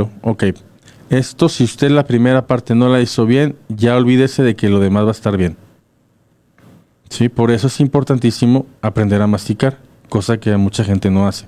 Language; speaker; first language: Spanish; native; Spanish